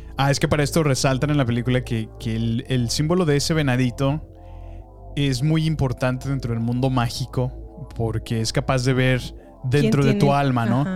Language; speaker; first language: Spanish; native; Spanish